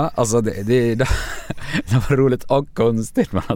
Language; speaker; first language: Swedish; non-native, fluent; Arabic